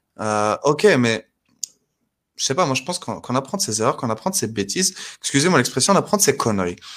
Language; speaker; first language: French; non-native, local second language; Arabic